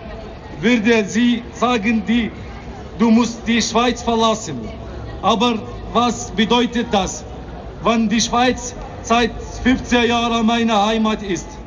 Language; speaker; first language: German; non-native, learner; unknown